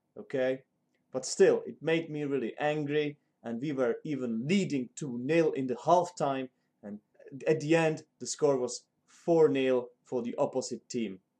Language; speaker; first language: English; non-native, fluent; Czech